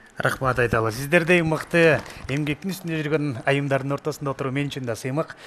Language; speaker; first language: Kyrgyz; native; Kyrgyz